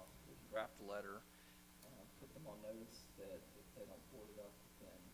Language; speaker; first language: English; native; English